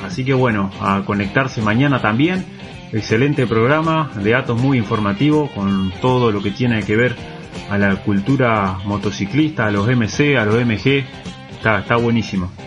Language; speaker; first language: Spanish; native; Spanish